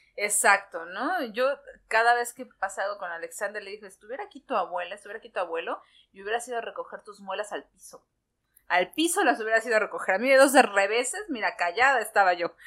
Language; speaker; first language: Spanish; native; Spanish